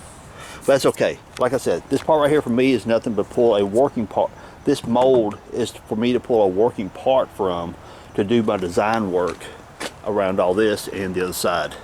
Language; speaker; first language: English; native; English